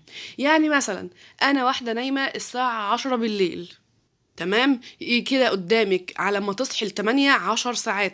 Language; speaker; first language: Arabic; native; Arabic